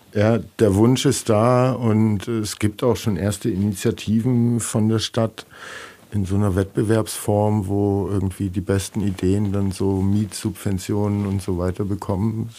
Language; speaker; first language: German; native; German